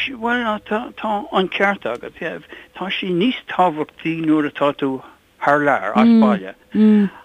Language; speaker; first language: Irish; non-native, local second language; English